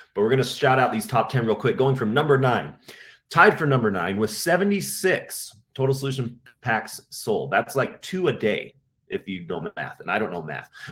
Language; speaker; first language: English; native; English